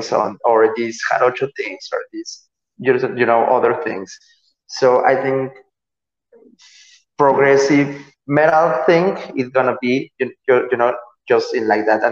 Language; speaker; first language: English; non-native, learner; Spanish